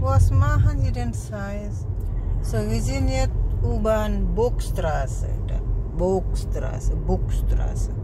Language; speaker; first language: German; non-native, learner; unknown